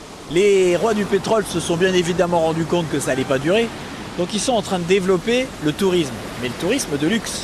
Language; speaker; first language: French; native; French